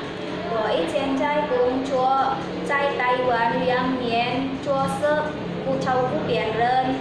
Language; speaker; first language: Chinese; non-native, learner; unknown